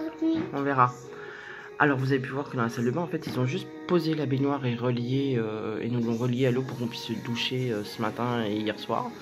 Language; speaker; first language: French; native; French